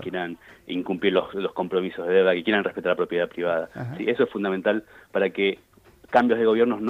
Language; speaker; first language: Spanish; native; Spanish